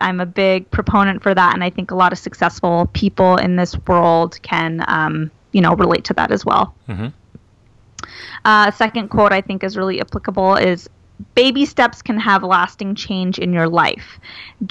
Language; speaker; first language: English; native; English